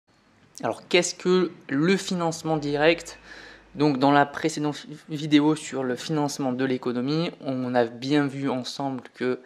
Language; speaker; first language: French; native; French